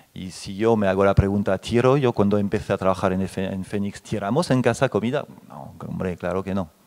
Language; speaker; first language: Spanish; non-native, fluent; French